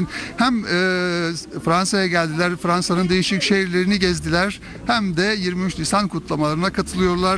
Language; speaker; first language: Turkish; native; Turkish